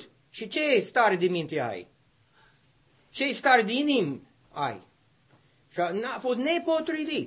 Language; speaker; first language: Romanian; non-native, learner; English